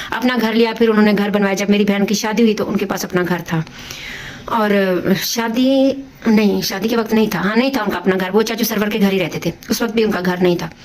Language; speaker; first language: Hindi; native; Hindi